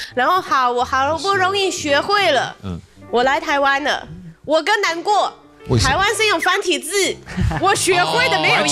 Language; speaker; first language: Chinese; non-native, fluent; Russian